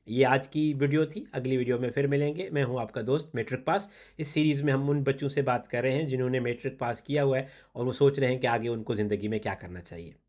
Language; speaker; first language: Urdu; non-native, local second language; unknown